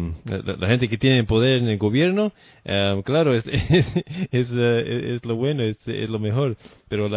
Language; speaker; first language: Spanish; non-native, fluent; English